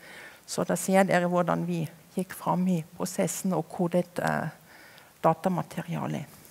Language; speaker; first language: Norwegian; non-native, fluent; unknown